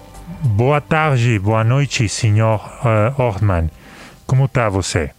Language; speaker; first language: Portuguese; non-native, learner; Spanish